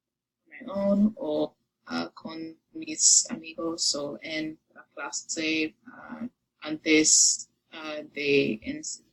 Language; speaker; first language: Spanish; non-native, learner; English